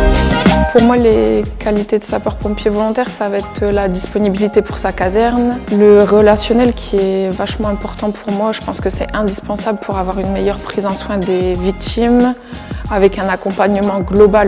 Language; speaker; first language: French; native; French